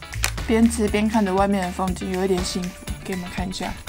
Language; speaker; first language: Chinese; native; Chinese